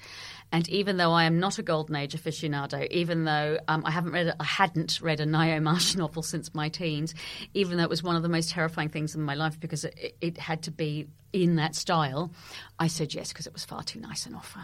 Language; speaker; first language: English; native; English